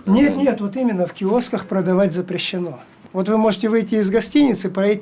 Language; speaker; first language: Russian; native; Russian